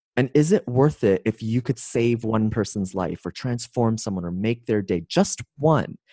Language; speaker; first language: English; native; English